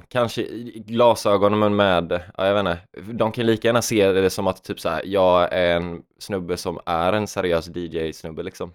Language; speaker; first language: Swedish; native; Swedish